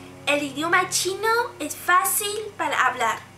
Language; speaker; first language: Spanish; non-native, fluent; Chinese